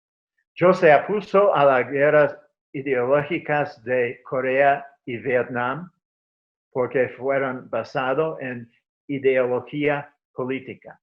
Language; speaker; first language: Spanish; non-native, fluent; English